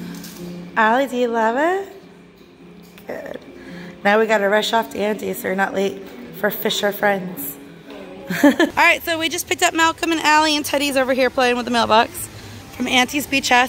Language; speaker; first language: English; native; English